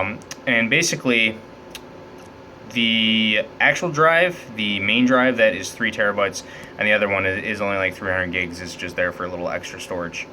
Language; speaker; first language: English; native; English